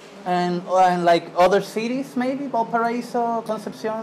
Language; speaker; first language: English; native; English